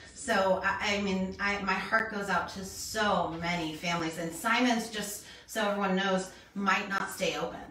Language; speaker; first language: English; native; English